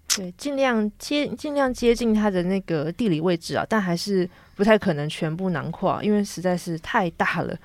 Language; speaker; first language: Chinese; native; Chinese